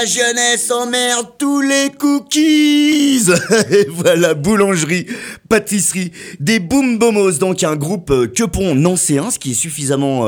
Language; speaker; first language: French; native; French